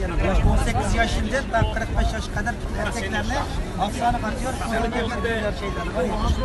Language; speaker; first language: Turkish; non-native, learner; Uyghur